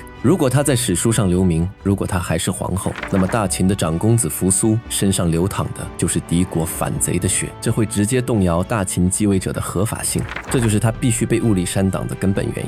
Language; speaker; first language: Chinese; native; Chinese